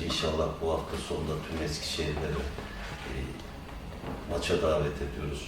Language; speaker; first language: Turkish; native; Turkish